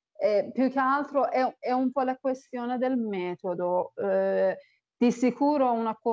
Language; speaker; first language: Italian; non-native, fluent; Persian